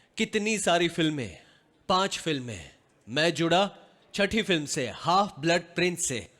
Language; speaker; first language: Hindi; non-native, local second language; Gujarati